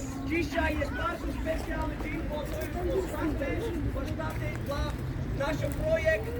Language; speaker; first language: Polish; non-native, learner; English